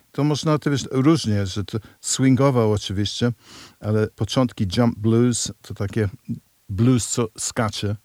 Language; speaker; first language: Polish; non-native, fluent; English